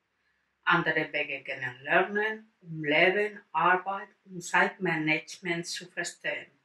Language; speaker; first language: German; non-native, learner; Spanish